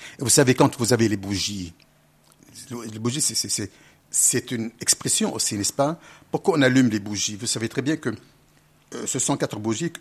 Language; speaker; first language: French; non-native, local second language; Arabic